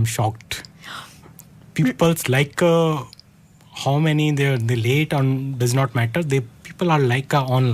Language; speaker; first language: English; non-native, learner; Hindi